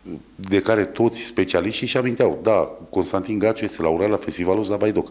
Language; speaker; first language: Romanian; native; Romanian